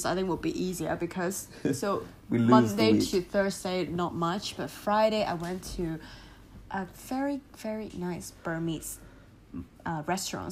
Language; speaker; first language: English; non-native, local second language; Cantonese